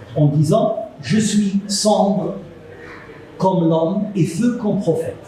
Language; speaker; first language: French; non-native, local second language; Arabic